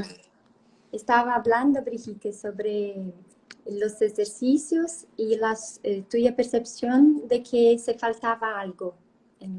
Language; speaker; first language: Spanish; non-native, learner; Portuguese